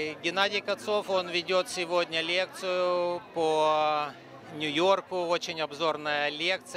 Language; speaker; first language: Russian; native; Russian